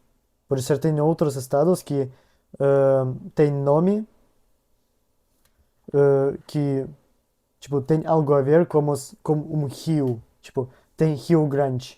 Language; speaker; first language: Portuguese; non-native, learner; Russian